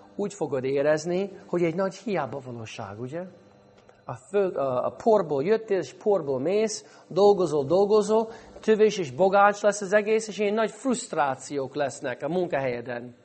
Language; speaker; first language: Hungarian; non-native, fluent; English